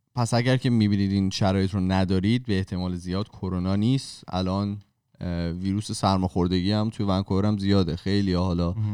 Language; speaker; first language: Persian; native; Persian